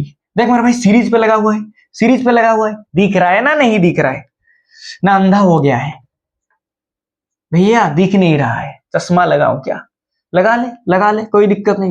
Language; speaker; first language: Hindi; non-native, local second language; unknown